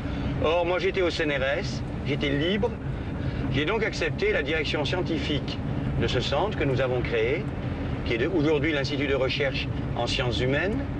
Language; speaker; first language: French; native; French